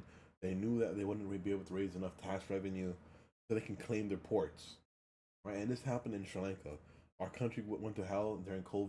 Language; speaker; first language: English; early bilingual, other home language; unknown